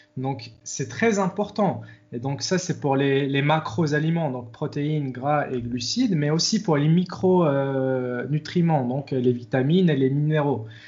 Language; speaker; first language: French; non-native, local second language; Arabic